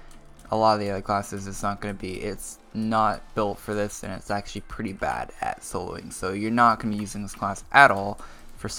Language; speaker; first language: English; native; English